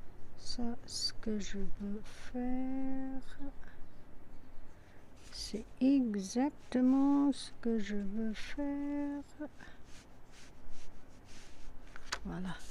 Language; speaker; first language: French; non-native, fluent; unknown